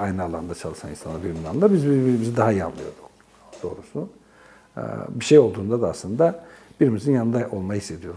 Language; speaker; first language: Turkish; non-native, local second language; Kurdish